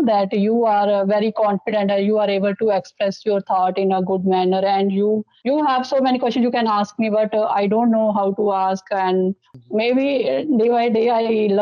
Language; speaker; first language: English; non-native, local second language; Dogri